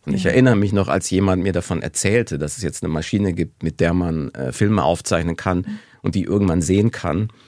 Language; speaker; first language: German; native; German